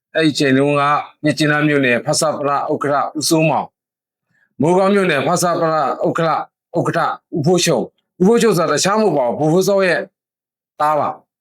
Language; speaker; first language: Burmese; non-native, local second language; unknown